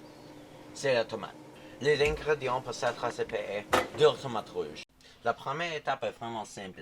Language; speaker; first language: French; non-native, learner; English